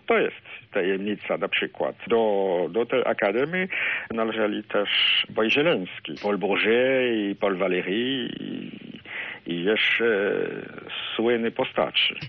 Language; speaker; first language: Polish; non-native, fluent; French